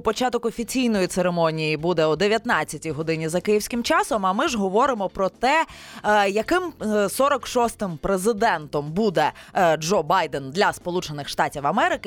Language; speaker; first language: Ukrainian; native; Ukrainian